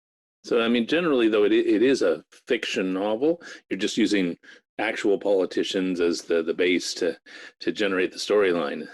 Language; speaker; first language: English; native; English